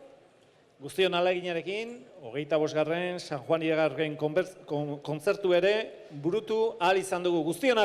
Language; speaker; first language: Basque; native; Basque